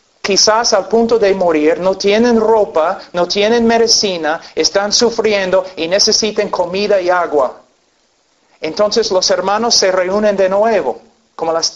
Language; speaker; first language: Spanish; non-native, fluent; English